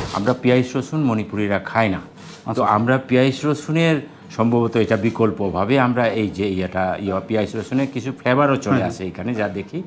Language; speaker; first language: Bangla; non-native, local second language; Manipuri